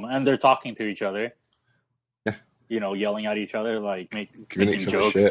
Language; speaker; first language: English; native; English